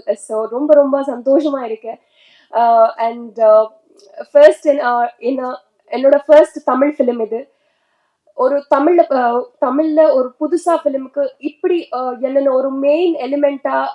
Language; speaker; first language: Tamil; non-native, learner; Telugu